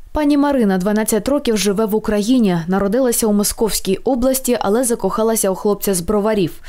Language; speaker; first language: Ukrainian; native; Ukrainian